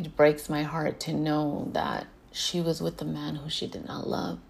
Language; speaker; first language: English; early bilingual, other home language; Spanish